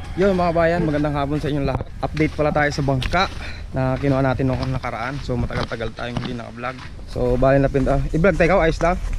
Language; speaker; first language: Filipino; non-native, local second language; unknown